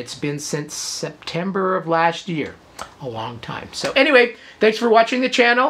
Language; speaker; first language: English; native; English